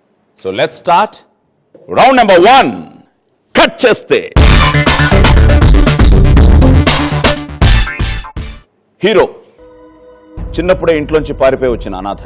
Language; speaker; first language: Telugu; native; Telugu